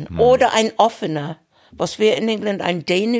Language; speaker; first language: German; non-native, fluent; English